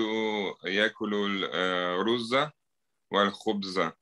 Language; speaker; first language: Arabic; non-native, learner; German